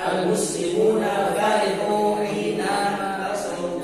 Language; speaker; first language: Arabic; non-native, learner; Indonesian